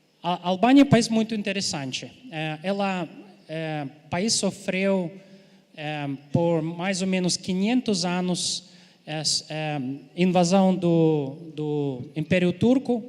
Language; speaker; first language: Portuguese; non-native, fluent; Ukrainian